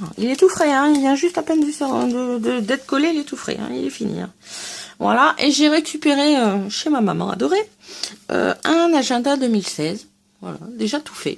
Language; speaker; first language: French; native; French